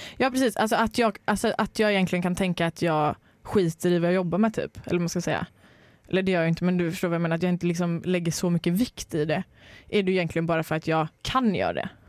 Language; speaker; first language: Swedish; native; Swedish